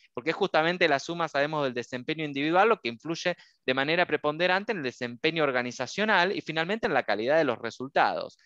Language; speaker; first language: Spanish; native; Spanish